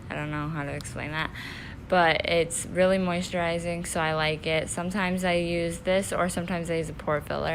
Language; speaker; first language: English; native; English